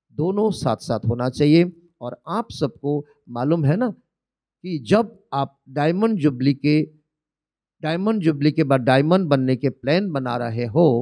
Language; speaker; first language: Hindi; non-native, local second language; Bangla